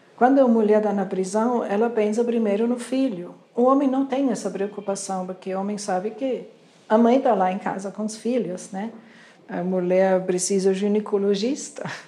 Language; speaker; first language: Portuguese; non-native, fluent; German